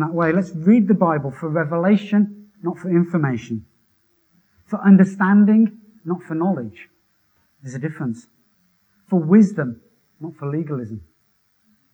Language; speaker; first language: English; native; English